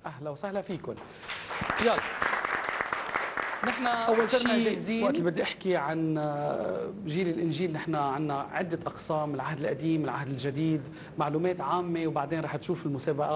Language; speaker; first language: Arabic; native; Arabic